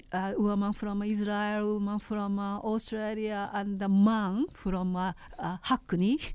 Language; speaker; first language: English; non-native, fluent; Japanese